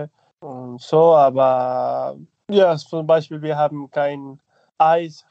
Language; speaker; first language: German; non-native, fluent; Spanish